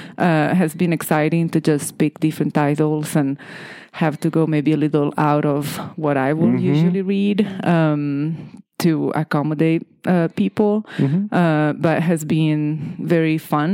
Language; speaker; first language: English; non-native, fluent; Italian